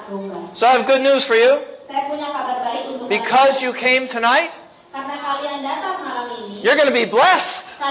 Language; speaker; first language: English; native; English